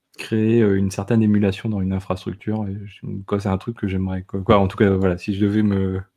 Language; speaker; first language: French; native; French